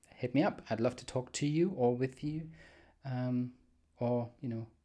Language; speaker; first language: English; non-native, fluent; German